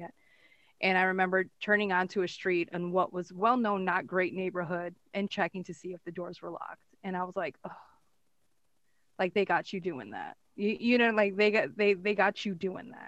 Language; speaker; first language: English; native; English